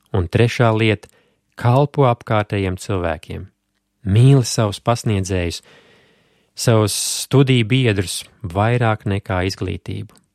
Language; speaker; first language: Latvian; native; Latvian